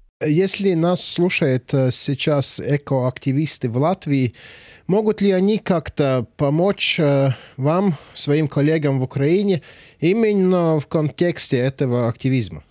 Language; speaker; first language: Russian; non-native, local second language; Latvian